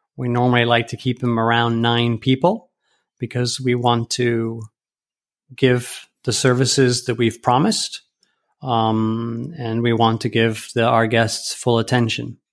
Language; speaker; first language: English; early bilingual, heritage; English